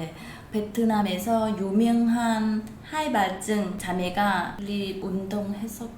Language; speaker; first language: Korean; non-native, fluent; Vietnamese